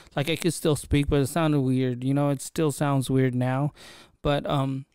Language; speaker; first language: English; native; English